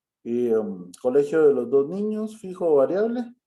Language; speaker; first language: Spanish; native; Spanish